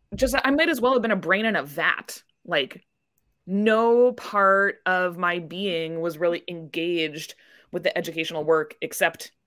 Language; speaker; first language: English; native; English